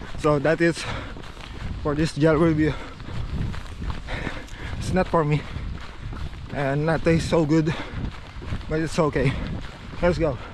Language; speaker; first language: English; non-native, local second language; Filipino